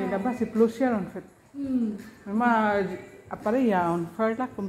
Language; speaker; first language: French; non-native, learner; Filipino